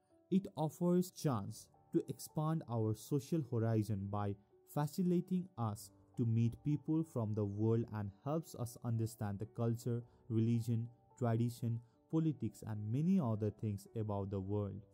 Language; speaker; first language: English; non-native, local second language; Nepali